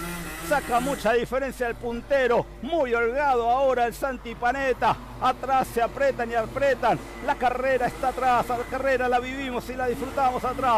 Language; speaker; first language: Spanish; native; Spanish